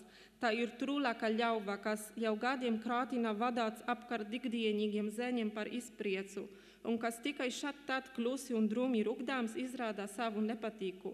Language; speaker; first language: Latvian; non-native, fluent; Polish